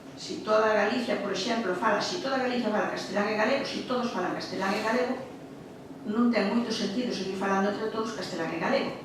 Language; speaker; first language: Galician; native; Galician